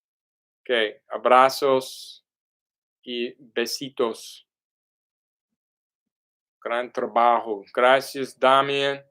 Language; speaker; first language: Spanish; non-native, learner; English